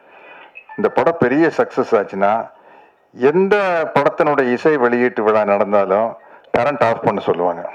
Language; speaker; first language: Tamil; native; Tamil